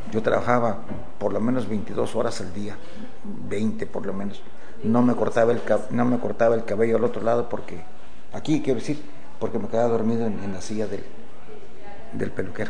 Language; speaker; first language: Spanish; native; Spanish